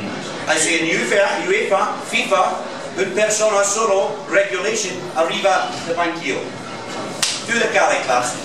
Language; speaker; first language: Spanish; non-native, learner; English